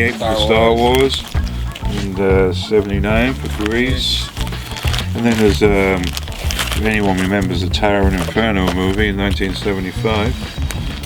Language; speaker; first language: English; non-native, fluent; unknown